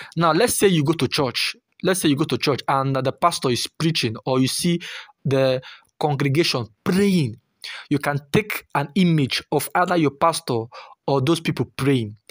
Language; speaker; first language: English; non-native, local second language; Igbo